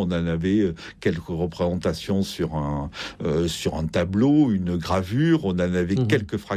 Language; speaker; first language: French; native; French